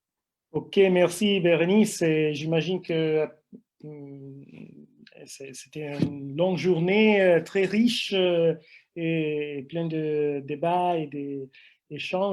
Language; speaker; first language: French; non-native, fluent; Italian